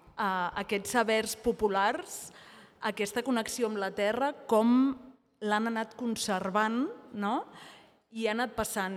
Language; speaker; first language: Catalan; native; Catalan